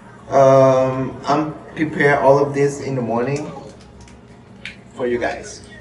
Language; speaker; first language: English; non-native, fluent; Thai